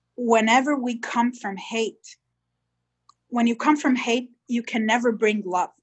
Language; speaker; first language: English; early bilingual, other home language; Hebrew